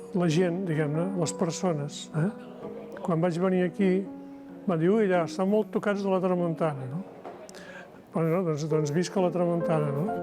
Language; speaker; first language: Catalan; native; Catalan